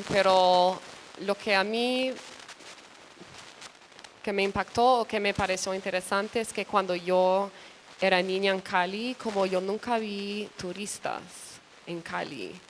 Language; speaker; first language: Spanish; early bilingual, other home language; English